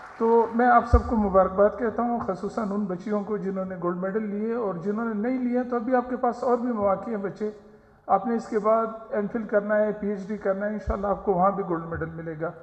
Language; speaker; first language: Urdu; non-native, local second language; Pashto